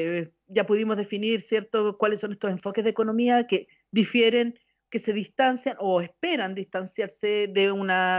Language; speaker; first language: Spanish; native; Spanish